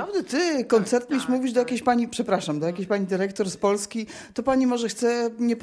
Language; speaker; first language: Polish; native; Polish